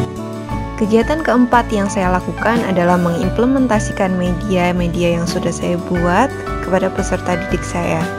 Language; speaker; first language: Indonesian; native; Indonesian